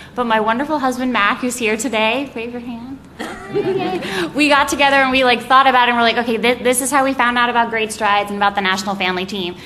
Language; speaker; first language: English; native; English